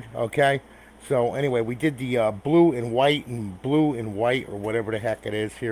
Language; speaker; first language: English; native; English